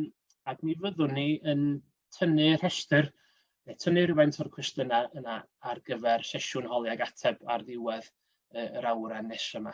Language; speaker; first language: Welsh; native; Welsh